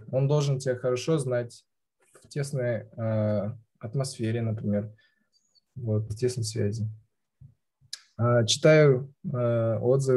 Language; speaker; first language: Russian; non-native, local second language; Kazakh